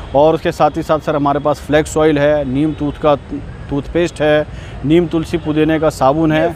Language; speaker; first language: Hindi; native; Hindi